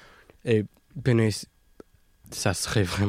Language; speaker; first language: French; non-native, local second language; English